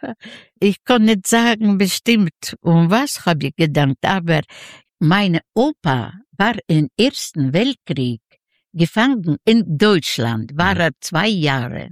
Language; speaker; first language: German; non-native, learner; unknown